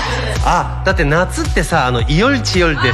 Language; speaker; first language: Japanese; native; Japanese